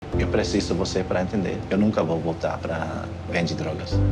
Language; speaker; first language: Portuguese; non-native, learner; English